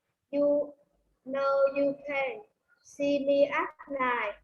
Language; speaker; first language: English; non-native, learner; Vietnamese